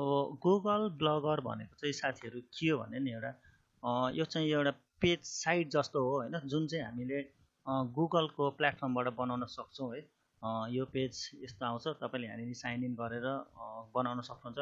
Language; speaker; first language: Nepali; native; Nepali